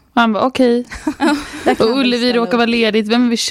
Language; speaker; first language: Swedish; native; Swedish